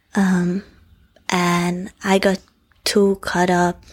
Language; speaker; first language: English; non-native, fluent; Hungarian